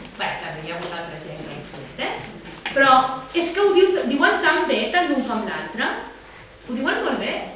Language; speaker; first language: Catalan; native; Catalan